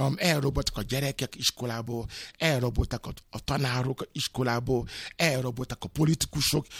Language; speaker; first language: Hungarian; non-native, learner; Yoruba